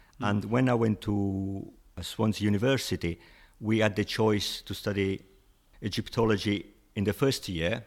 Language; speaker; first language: English; non-native, fluent; Italian